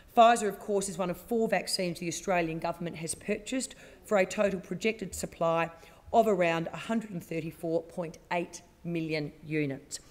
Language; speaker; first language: English; native; English